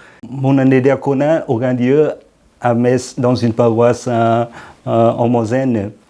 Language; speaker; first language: French; non-native, fluent; Vietnamese